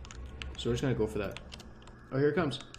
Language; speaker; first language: English; native; English